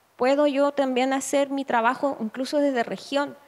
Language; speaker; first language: Spanish; native; Spanish